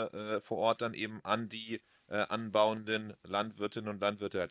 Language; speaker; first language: German; native; German